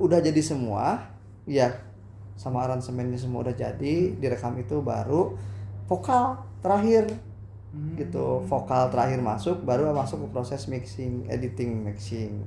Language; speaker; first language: Indonesian; native; Indonesian